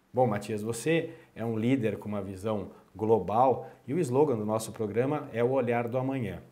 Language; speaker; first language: Portuguese; native; Portuguese